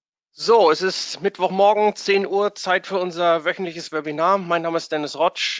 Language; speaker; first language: German; native; German